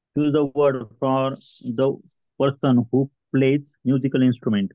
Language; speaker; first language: English; non-native, local second language; Marathi